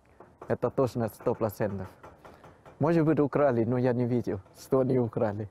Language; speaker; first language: Russian; non-native, fluent; Thai